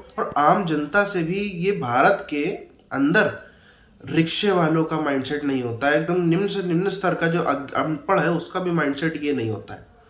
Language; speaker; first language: Hindi; native; Hindi